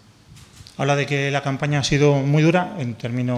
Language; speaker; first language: Spanish; native; Spanish